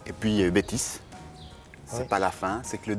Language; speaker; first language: French; native; French